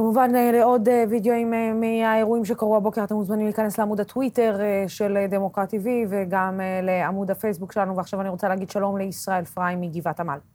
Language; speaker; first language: Hebrew; non-native, local second language; Arabic